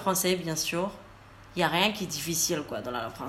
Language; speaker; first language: French; non-native, learner; Indonesian